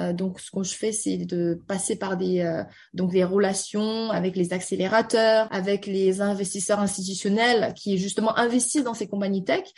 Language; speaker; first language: French; early bilingual, heritage; Chinese